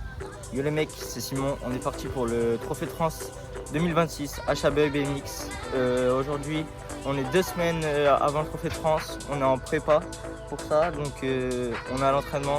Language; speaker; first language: French; native; French